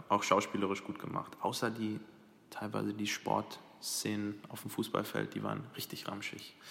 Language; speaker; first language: German; early bilingual, other home language; Arabic